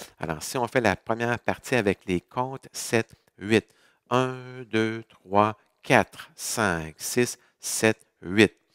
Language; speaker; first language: French; native; French